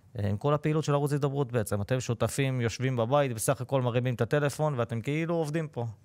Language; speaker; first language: Hebrew; native; Hebrew